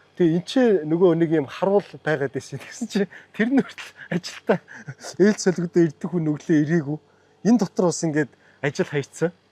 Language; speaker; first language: Mongolian; native; Mongolian